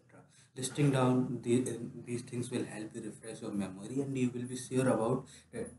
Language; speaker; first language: English; non-native, local second language; Hindi